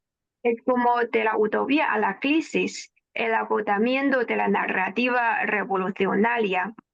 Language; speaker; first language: Spanish; non-native, fluent; Chinese